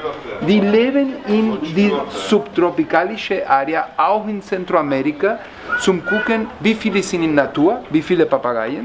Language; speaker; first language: German; non-native, learner; Spanish